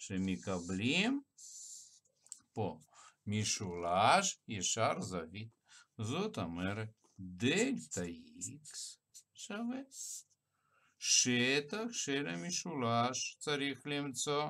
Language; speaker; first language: Hebrew; non-native, fluent; Russian